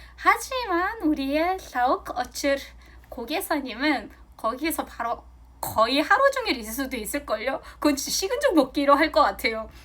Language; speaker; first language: Korean; non-native, fluent; Mongolian